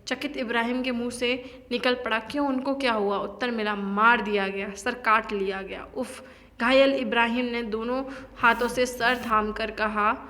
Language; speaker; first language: Hindi; native; Hindi